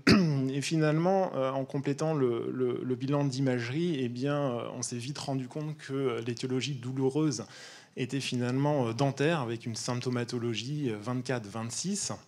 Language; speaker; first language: French; native; French